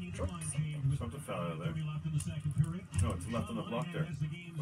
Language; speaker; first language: English; native; English